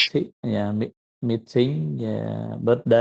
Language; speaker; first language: English; non-native, learner; Vietnamese